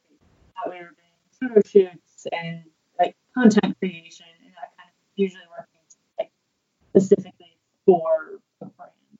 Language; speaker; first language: English; native; English